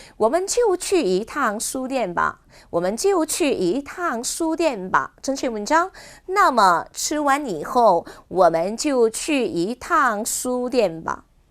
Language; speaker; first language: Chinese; non-native, fluent; Korean